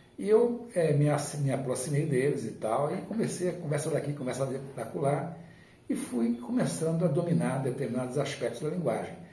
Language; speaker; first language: Portuguese; native; Portuguese